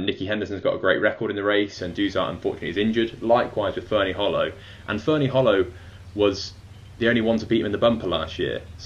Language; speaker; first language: English; native; English